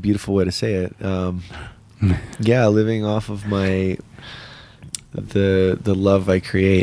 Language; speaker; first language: English; native; English